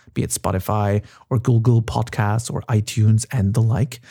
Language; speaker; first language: English; non-native, fluent; German